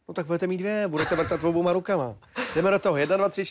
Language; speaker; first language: Czech; native; Czech